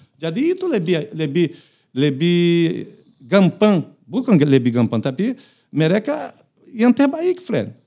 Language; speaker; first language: Indonesian; non-native, fluent; Portuguese